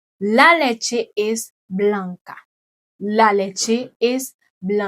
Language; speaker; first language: Spanish; non-native, fluent; Haitian Creole